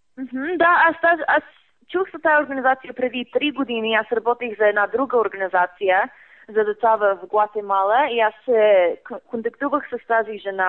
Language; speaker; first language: Bulgarian; non-native, fluent; English